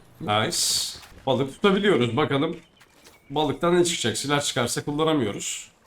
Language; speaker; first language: Turkish; native; Turkish